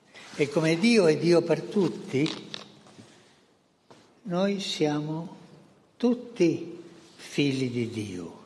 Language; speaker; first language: Italian; non-native, fluent; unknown